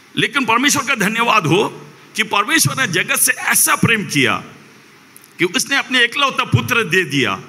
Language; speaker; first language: Hindi; non-native, local second language; Malayalam